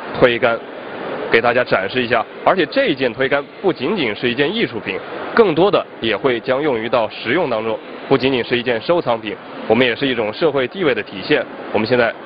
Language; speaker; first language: Chinese; native; Chinese